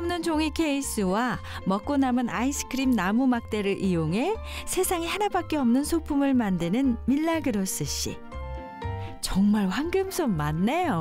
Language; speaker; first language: Korean; native; Korean